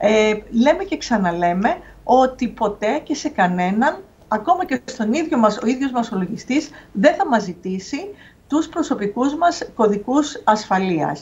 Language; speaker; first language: Greek; native; Greek